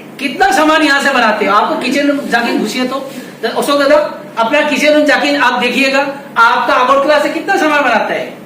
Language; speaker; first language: Hindi; non-native, local second language; Bangla